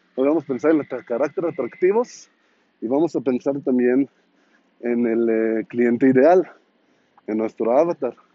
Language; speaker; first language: Spanish; non-native, learner; Hebrew